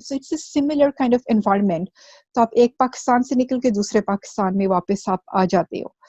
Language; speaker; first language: Urdu; early bilingual, heritage; Urdu